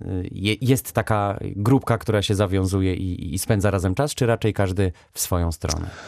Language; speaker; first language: Polish; native; Polish